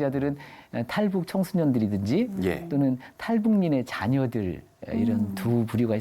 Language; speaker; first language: Korean; native; Korean